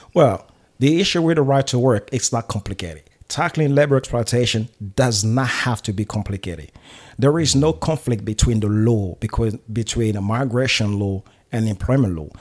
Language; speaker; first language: English; non-native, fluent; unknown